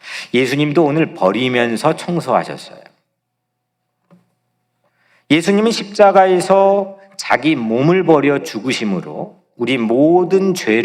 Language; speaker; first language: Korean; native; Korean